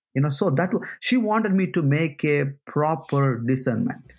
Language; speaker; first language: English; non-native, local second language; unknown